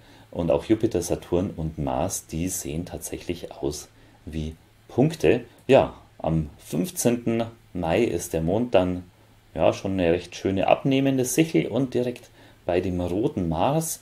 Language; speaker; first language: German; native; German